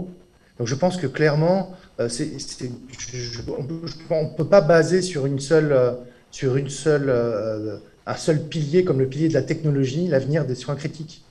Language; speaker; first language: French; native; French